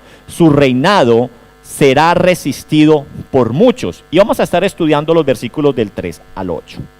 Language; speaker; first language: Spanish; native; Spanish